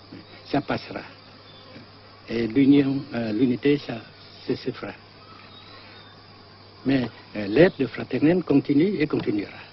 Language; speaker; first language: French; non-native, fluent; Vietnamese